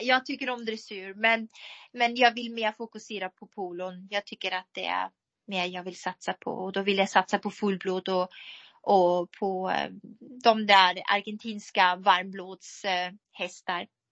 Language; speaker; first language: Swedish; non-native, fluent; German